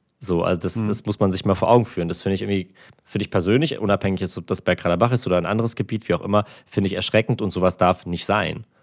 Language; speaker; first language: German; early bilingual, other home language; Armenian